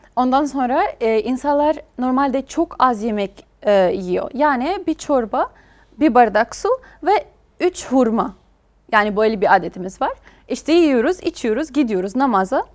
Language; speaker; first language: Turkish; non-native, fluent; Arabic